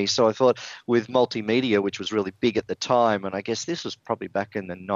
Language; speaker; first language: English; native; English